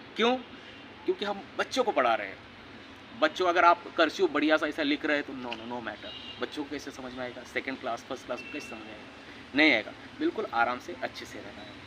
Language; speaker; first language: Hindi; non-native, local second language; Marathi